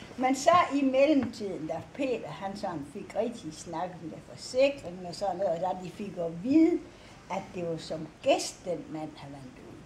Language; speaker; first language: Danish; native; Danish